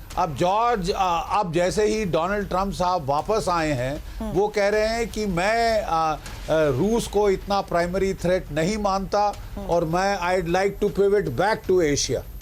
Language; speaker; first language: Hindi; native; Hindi